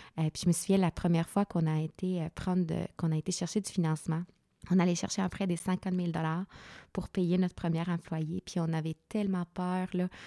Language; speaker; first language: French; non-native, fluent; Spanish